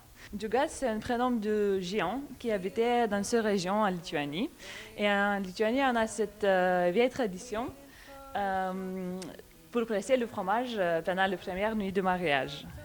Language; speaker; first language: French; non-native, fluent; Lithuanian